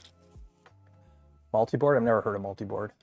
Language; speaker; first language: English; native; English